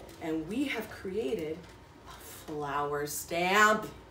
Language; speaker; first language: English; native; English